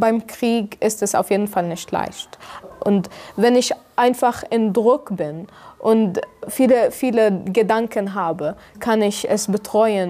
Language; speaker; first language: German; non-native, fluent; Arabic